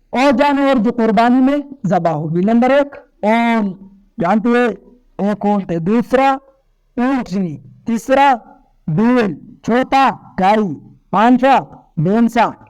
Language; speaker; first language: Urdu; non-native, local second language; Pashto